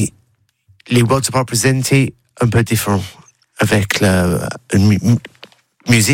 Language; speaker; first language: French; non-native, learner; English